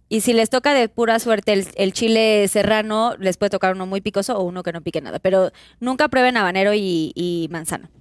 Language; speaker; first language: Spanish; native; Spanish